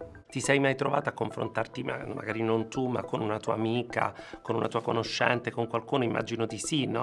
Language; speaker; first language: Italian; native; Italian